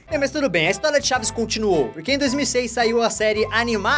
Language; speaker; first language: Portuguese; native; Portuguese